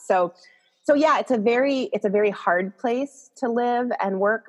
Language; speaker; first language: English; native; English